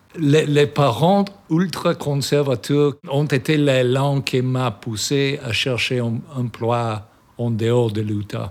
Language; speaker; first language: French; non-native, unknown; English